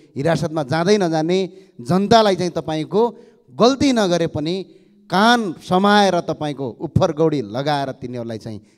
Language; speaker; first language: Nepali; native; Nepali